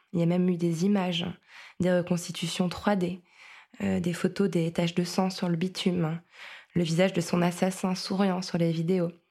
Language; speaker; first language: French; native; French